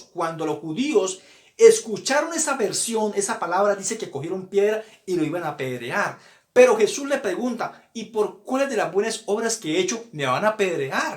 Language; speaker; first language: Spanish; native; Spanish